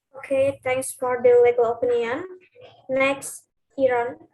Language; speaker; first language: English; non-native, learner; Indonesian